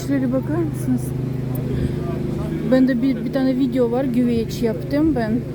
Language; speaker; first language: Turkish; non-native, fluent; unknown